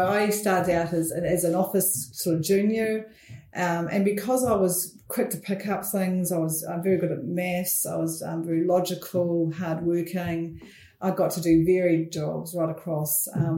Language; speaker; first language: English; native; English